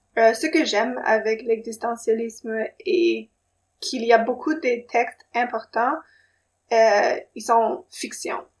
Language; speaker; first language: French; non-native, local second language; English